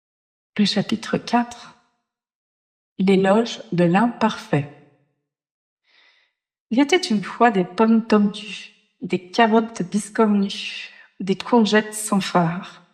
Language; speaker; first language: French; native; French